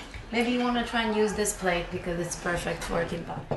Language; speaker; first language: English; non-native, fluent; Korean